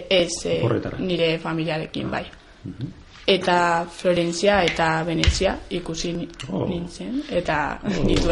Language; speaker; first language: Basque; non-native, learner; Spanish